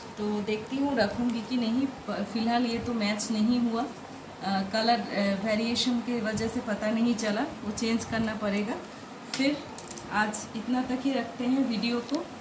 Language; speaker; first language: Hindi; non-native, local second language; Bangla